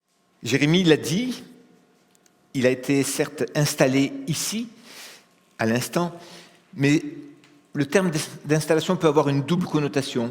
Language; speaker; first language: French; native; French